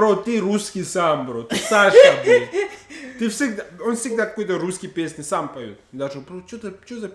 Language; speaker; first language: Russian; non-native, learner; English